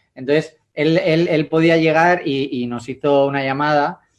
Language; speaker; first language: Spanish; native; Spanish